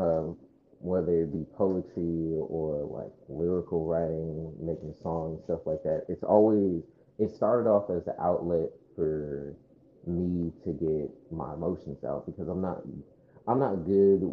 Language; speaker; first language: English; native; English